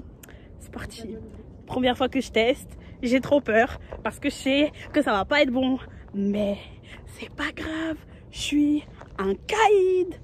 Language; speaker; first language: French; native; French